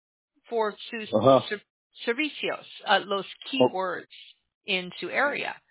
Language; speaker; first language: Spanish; non-native, learner; English